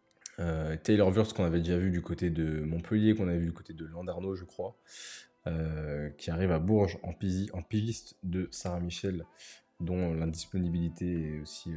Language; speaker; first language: French; native; French